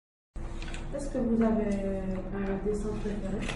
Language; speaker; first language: French; non-native, learner; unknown